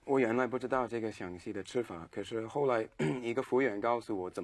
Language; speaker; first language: Chinese; non-native, learner; English